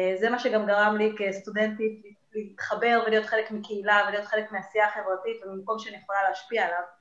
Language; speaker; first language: Hebrew; early bilingual, other home language; Spanish